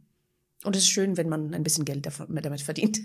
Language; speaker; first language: German; non-native, fluent; Persian